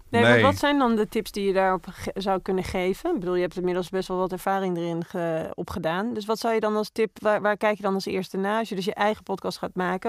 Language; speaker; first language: Dutch; native; Dutch